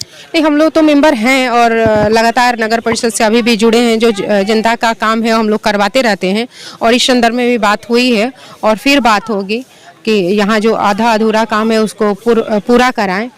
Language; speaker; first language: Hindi; native; Hindi